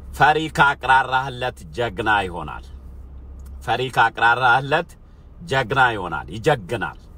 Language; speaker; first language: Amharic; native; Amharic